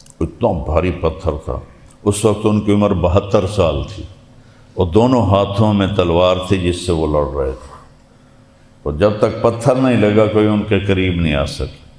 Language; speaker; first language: Urdu; non-native, local second language; Punjabi